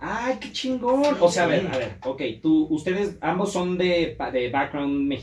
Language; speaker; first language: Spanish; native; Spanish